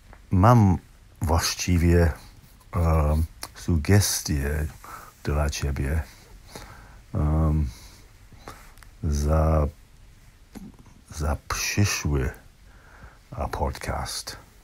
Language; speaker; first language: Polish; non-native, learner; English